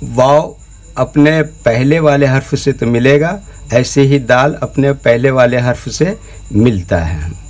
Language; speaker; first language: Hindi; native; Hindi